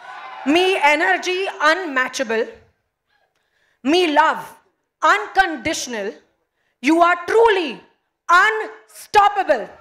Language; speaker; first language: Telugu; non-native, learner; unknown